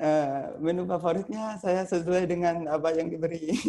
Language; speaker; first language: Indonesian; non-native, fluent; Thai